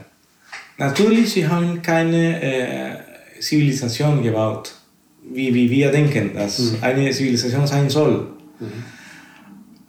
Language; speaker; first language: German; non-native, fluent; Spanish